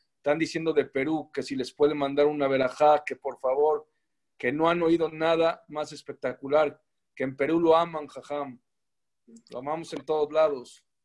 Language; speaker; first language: Spanish; native; Spanish